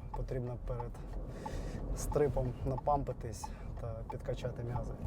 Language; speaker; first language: Ukrainian; non-native, local second language; Russian